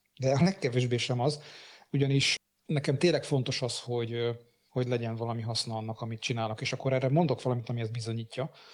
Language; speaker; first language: Hungarian; native; Hungarian